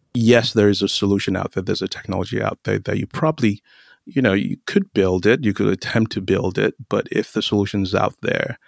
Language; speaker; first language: English; non-native, local second language; Yoruba